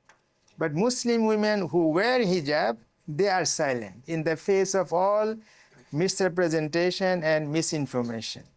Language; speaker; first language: English; non-native, local second language; Bangla